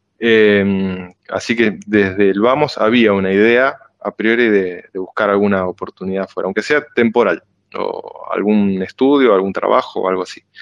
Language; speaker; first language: Spanish; native; Spanish